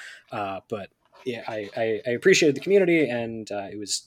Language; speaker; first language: English; native; English